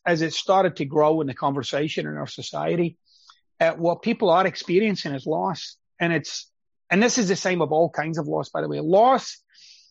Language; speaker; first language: English; native; English